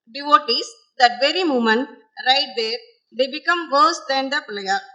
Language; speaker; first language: English; non-native, local second language; Tamil